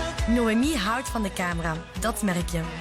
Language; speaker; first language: Dutch; native; Dutch